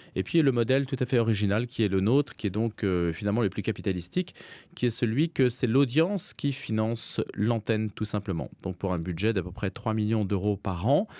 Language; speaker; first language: French; native; French